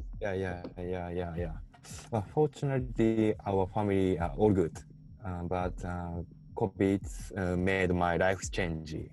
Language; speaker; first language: English; non-native, learner; Japanese